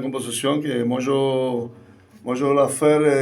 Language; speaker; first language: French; non-native, learner; Spanish